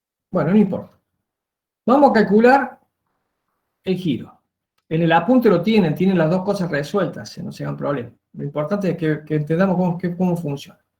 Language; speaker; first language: Spanish; native; Spanish